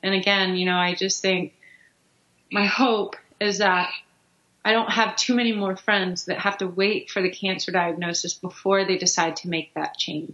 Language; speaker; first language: English; native; English